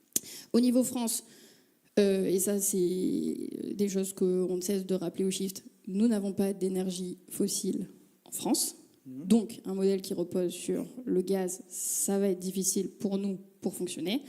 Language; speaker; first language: French; native; French